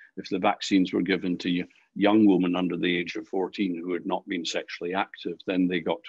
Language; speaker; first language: English; native; English